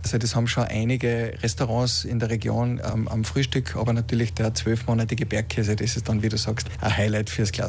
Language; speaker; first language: German; native; German